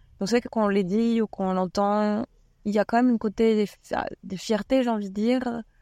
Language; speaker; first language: French; non-native, fluent; Spanish